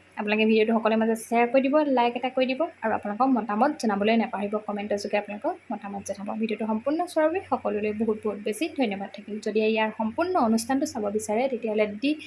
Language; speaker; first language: Assamese; native; Assamese